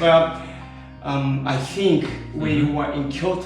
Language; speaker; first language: English; non-native, learner; Japanese